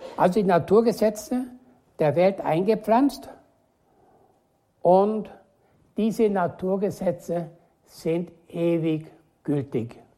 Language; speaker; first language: German; native; German